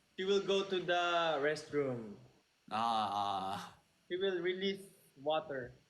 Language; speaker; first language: English; non-native, local second language; Filipino